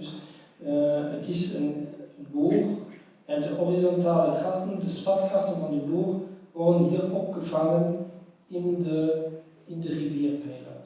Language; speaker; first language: Dutch; non-native, local second language; French